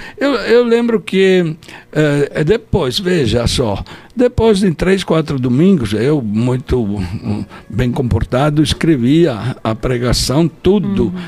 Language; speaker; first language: Portuguese; non-native, fluent; Italian